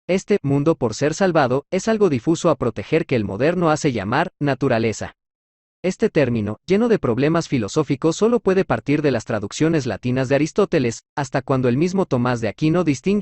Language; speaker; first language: Spanish; native; Spanish